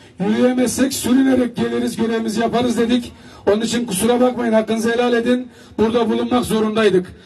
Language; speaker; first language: Turkish; native; Turkish